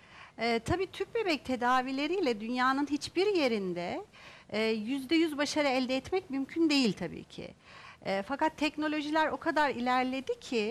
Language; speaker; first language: Turkish; native; Turkish